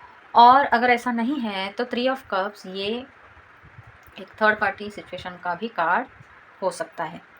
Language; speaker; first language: Hindi; native; Hindi